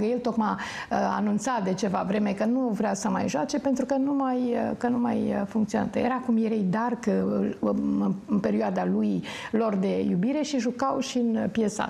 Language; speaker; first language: Romanian; native; Romanian